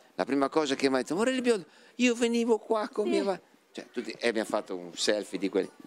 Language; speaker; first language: Italian; native; Italian